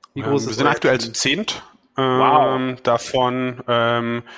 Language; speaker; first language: German; native; German